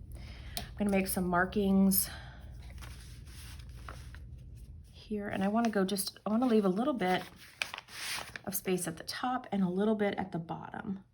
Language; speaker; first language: English; native; English